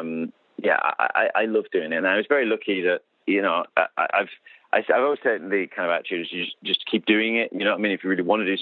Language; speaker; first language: English; native; English